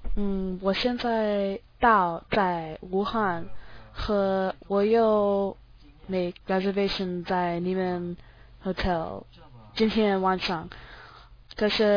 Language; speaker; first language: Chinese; non-native, learner; English